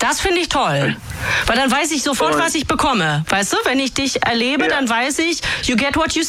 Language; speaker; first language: German; native; German